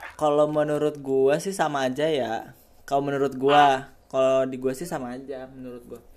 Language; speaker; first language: Indonesian; native; Indonesian